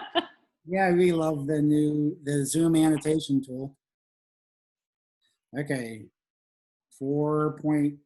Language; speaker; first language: English; native; English